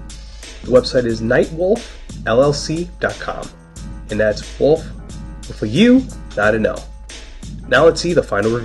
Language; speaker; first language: English; native; English